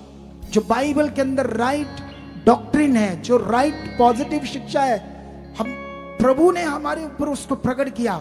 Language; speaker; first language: Hindi; native; Hindi